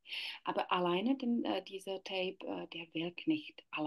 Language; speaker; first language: German; non-native, learner; Czech